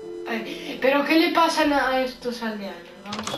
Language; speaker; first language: Spanish; native; Spanish